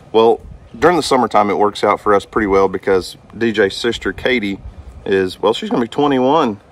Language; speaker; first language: English; native; English